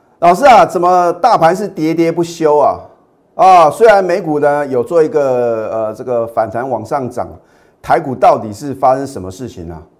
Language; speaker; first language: Chinese; native; Chinese